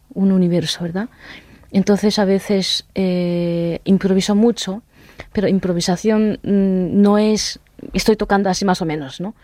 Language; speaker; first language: Spanish; non-native, fluent; Japanese